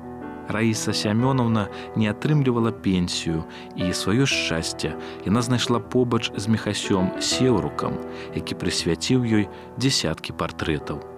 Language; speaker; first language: Belarusian; native; Belarusian